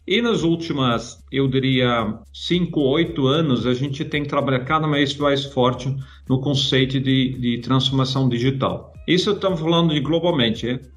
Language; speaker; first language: Portuguese; non-native, fluent; Dutch